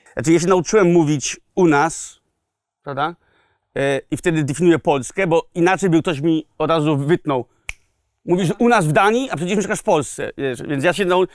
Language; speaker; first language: Polish; early bilingual, heritage; Polish